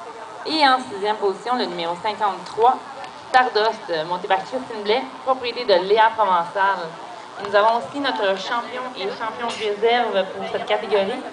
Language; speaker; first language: French; native; French